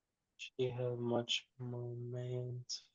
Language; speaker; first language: English; non-native, learner; Spanish